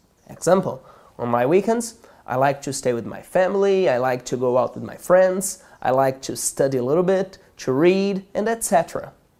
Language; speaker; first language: English; non-native, fluent; Portuguese